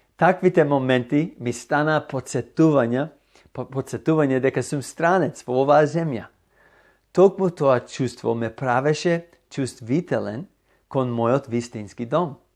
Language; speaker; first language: Macedonian; non-native, fluent; English